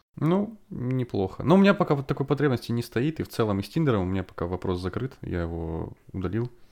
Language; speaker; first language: Russian; native; Russian